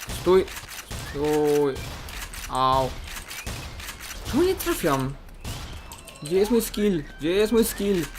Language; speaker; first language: Polish; native; Polish